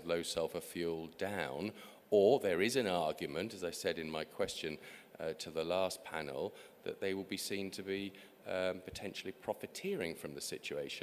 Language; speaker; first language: English; native; English